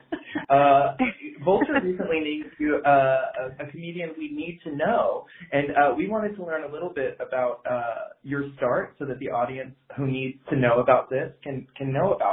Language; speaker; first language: English; native; English